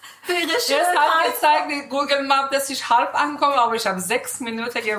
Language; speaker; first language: German; non-native, fluent; Persian